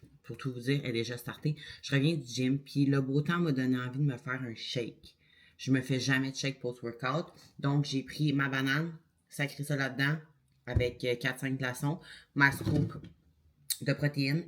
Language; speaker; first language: French; native; French